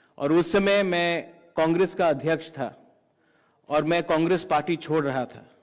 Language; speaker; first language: Hindi; non-native, local second language; Kok Borok